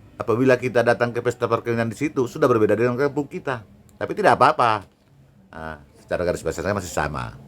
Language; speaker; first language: Indonesian; non-native, local second language; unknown